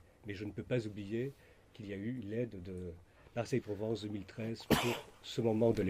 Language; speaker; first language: French; native; French